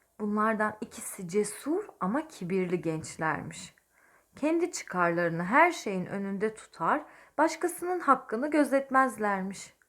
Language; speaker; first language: Turkish; native; Turkish